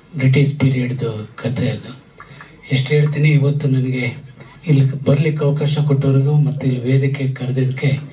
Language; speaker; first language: Kannada; native; Kannada